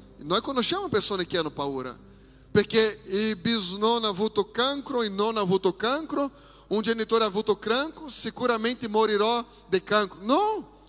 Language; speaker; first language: Italian; non-native, fluent; Portuguese